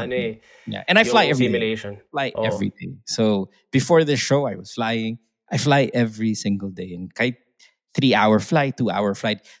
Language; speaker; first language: English; non-native, local second language; Filipino